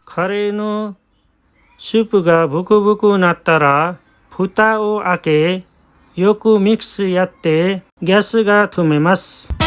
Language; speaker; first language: Japanese; non-native, learner; Nepali